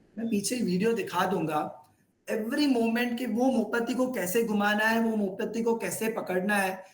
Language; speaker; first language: Hindi; non-native, local second language; Gujarati